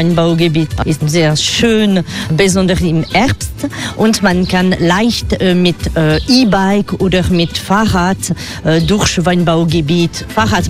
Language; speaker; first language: German; non-native, learner; French